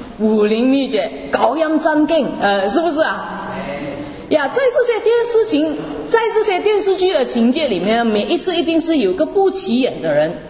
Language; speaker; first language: Chinese; native; Chinese